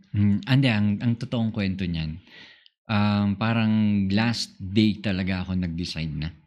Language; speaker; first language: Filipino; non-native, local second language; Iloko